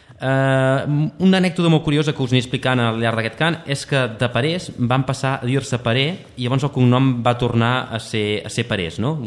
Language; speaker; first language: Catalan; native; Catalan